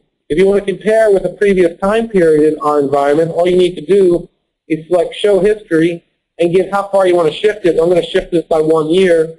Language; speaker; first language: English; native; English